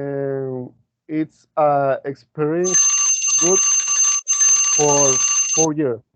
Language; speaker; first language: English; non-native, learner; Spanish